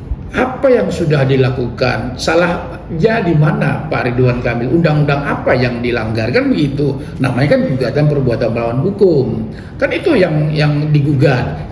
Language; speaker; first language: Indonesian; native; Indonesian